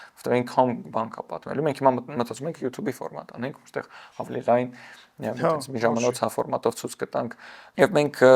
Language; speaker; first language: Armenian; early bilingual, heritage; Armenian